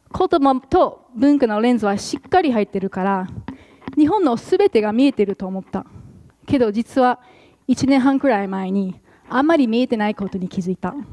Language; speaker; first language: Japanese; non-native, fluent; English